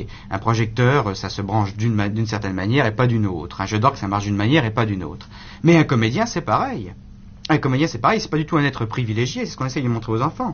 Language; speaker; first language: French; native; French